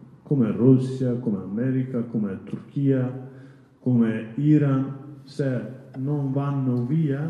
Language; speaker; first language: Italian; non-native, learner; Kurdish